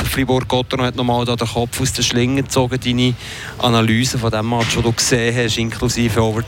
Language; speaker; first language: German; native; German